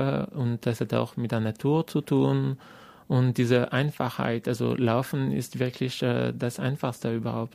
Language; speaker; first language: German; non-native, fluent; French